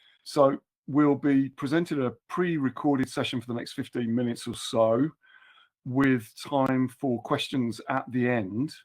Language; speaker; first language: English; native; English